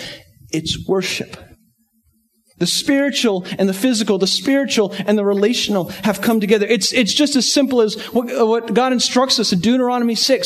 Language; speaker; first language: English; native; English